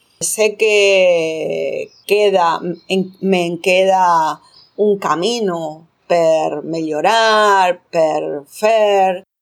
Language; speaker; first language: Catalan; non-native, learner; Spanish